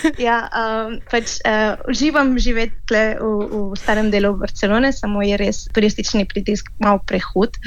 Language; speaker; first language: Slovenian; early bilingual, heritage; Slovenian